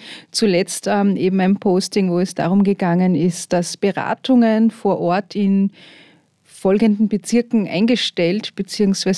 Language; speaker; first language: German; native; German